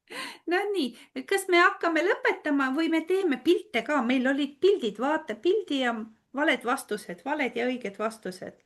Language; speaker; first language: Estonian; non-native, fluent; Russian